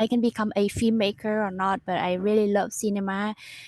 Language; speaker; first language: English; non-native, learner; Vietnamese